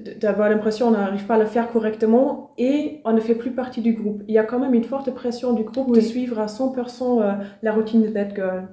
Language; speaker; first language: French; non-native, learner; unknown